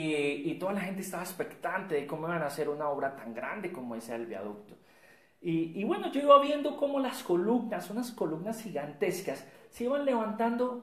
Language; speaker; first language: Spanish; native; Spanish